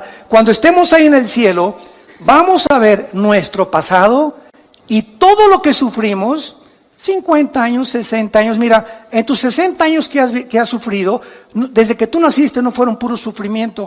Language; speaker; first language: Spanish; native; Spanish